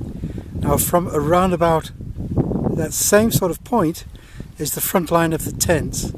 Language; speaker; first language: English; native; English